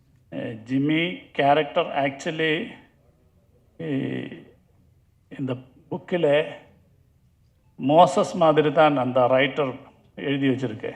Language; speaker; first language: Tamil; non-native, learner; Malayalam